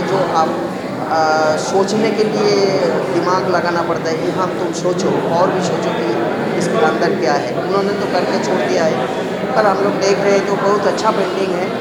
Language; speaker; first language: Hindi; non-native, local second language; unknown